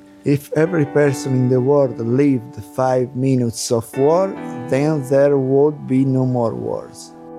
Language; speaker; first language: English; non-native, learner; Italian